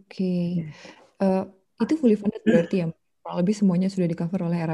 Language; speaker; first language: Indonesian; native; Indonesian